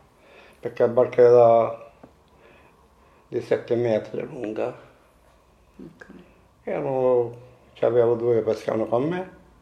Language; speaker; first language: Italian; non-native, local second language; Sicilian